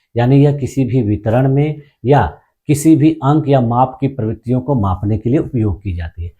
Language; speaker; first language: Hindi; native; Hindi